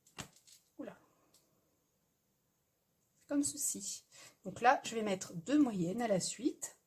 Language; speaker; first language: French; native; French